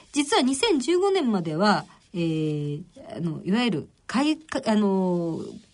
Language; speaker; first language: Japanese; native; Japanese